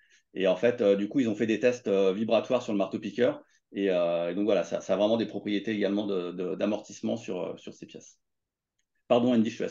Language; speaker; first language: French; native; French